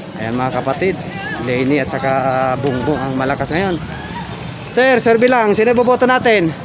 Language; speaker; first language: Filipino; non-native, local second language; Cebuano